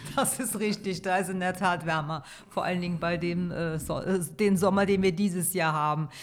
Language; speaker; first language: German; native; German